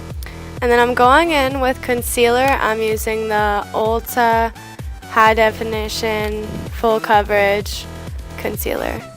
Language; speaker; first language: English; native; English